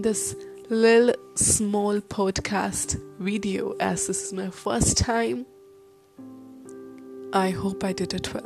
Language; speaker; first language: English; non-native, local second language; Hindi